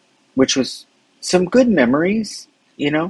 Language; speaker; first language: English; native; English